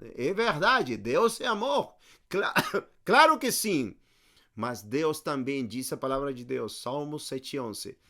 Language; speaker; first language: Portuguese; non-native, fluent; Spanish